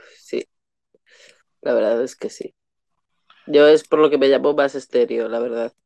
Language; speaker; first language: Spanish; native; Spanish